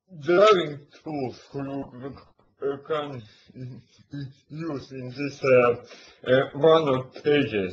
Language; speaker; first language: English; non-native, learner; Latvian